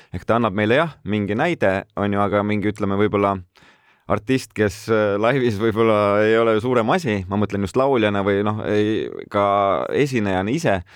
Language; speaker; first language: Estonian; native; Estonian